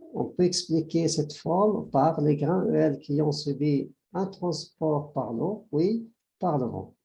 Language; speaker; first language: French; non-native, local second language; Arabic